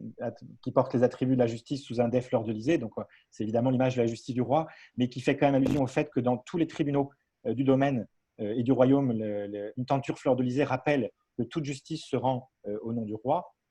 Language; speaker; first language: French; native; French